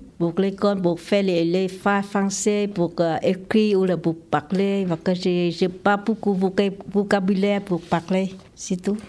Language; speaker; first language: French; non-native, learner; Vietnamese